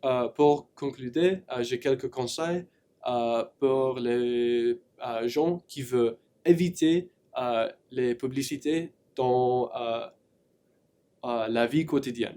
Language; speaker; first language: French; non-native, learner; English